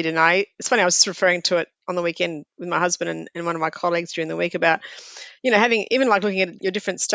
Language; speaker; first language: English; native; English